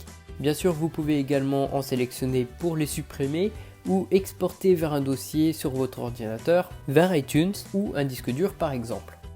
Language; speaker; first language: French; native; French